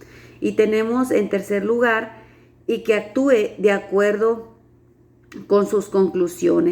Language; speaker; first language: Spanish; native; Spanish